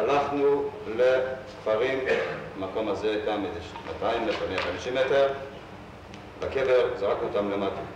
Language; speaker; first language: Hebrew; non-native, fluent; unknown